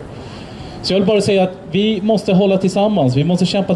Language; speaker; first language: Swedish; early bilingual, other home language; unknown